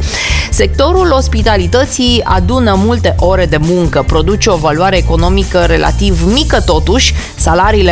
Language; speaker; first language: Romanian; native; Romanian